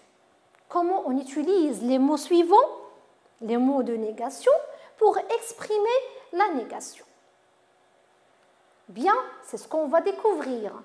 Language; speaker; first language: French; non-native, local second language; Arabic